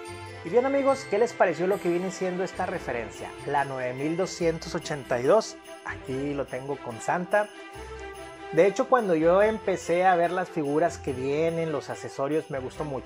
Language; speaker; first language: Spanish; native; Spanish